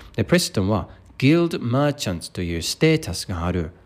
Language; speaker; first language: Japanese; non-native, fluent; English